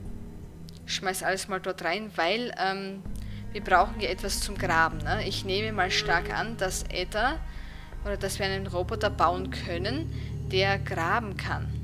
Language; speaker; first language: German; native; German